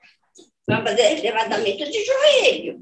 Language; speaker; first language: Portuguese; non-native, fluent; Japanese